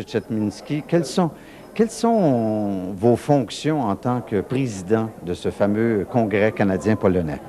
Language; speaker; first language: French; native; French